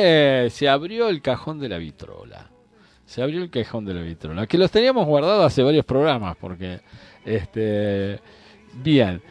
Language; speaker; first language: Spanish; native; Spanish